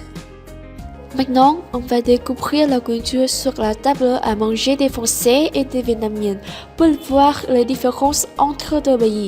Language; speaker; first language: French; non-native, learner; Vietnamese